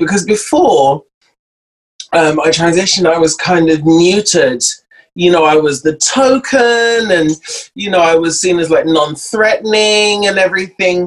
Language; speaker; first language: English; native; English